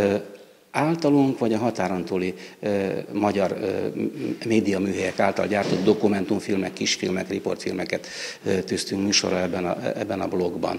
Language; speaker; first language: Hungarian; native; Hungarian